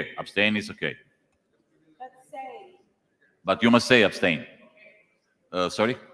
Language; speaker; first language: English; non-native, fluent; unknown